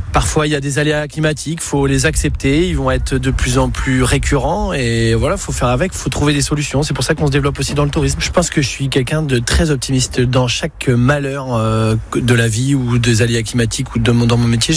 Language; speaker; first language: French; native; French